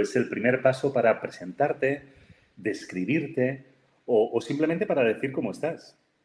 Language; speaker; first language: Spanish; native; Spanish